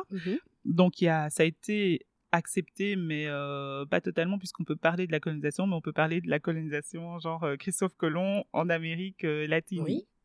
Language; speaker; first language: French; non-native, fluent; Swahili